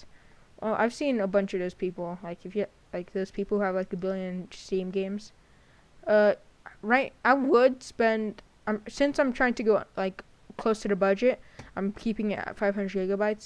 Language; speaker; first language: English; native; English